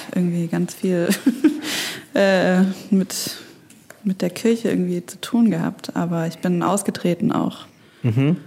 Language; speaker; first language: German; native; German